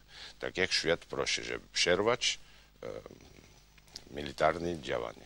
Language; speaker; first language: Polish; non-native, fluent; Georgian